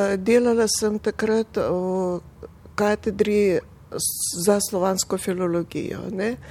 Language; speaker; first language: Slovenian; non-native, fluent; Russian